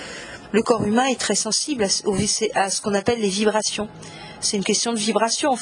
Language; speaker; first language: French; native; French